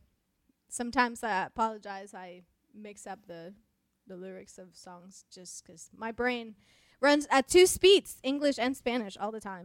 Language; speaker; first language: English; non-native, fluent; Spanish